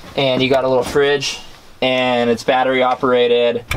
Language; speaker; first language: English; native; English